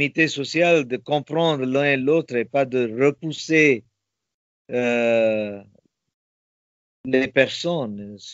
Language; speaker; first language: French; non-native, fluent; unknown